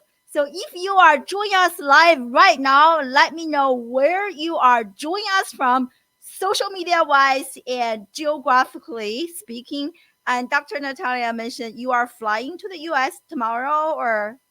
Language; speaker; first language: English; non-native, fluent; Chinese